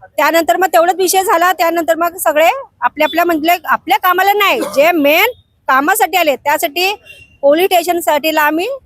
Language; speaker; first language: Marathi; native; Marathi